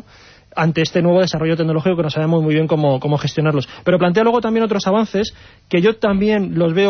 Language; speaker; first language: Spanish; native; Spanish